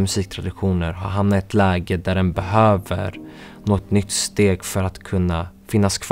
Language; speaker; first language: Swedish; early bilingual, other home language; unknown